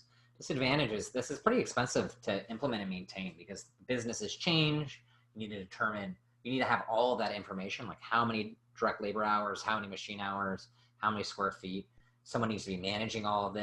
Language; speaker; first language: English; native; English